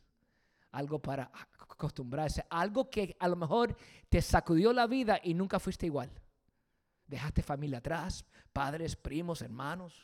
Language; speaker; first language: Spanish; early bilingual, heritage; Spanish